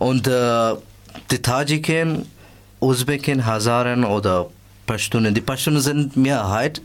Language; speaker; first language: German; non-native, learner; Persian